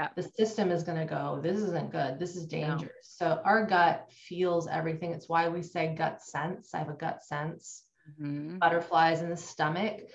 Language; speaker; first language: English; native; English